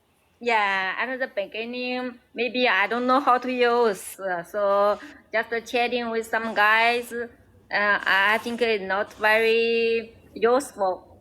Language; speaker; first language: English; non-native, learner; Chinese